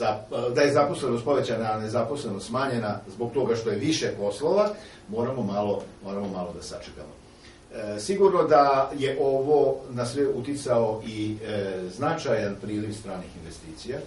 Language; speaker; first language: Serbian; native; Serbian